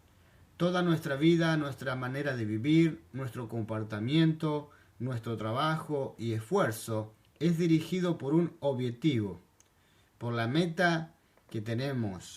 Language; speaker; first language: Spanish; non-native, fluent; French